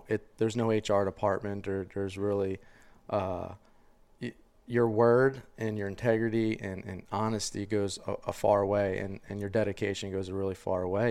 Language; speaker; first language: English; native; English